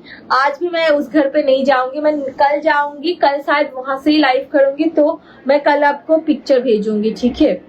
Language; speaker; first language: Hindi; non-native, local second language; Bangla